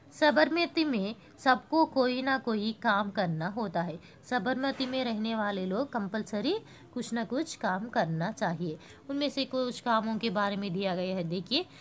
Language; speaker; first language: Hindi; non-native, local second language; Telugu